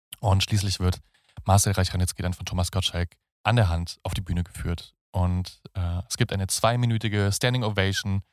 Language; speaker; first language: German; native; German